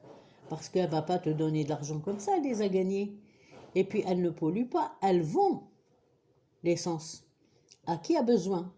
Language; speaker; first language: French; non-native, local second language; Kabyle